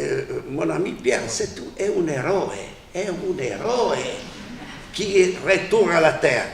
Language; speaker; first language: French; non-native, fluent; Italian